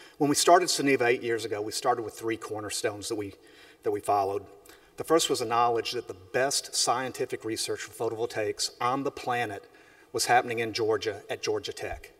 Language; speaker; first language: English; native; English